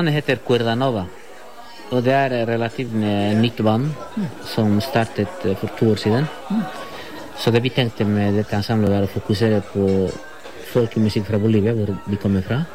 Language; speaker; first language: Norwegian; non-native, fluent; Spanish